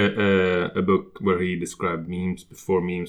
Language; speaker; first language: English; non-native, fluent; Swedish